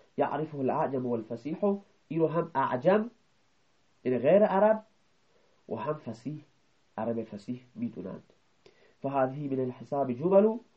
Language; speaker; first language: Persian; non-native, local second language; Baluchi